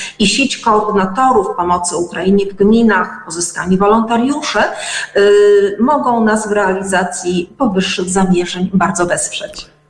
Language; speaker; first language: Polish; native; Polish